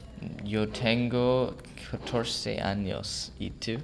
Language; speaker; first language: Spanish; non-native, learner; English